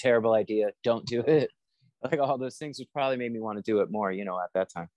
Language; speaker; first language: English; native; English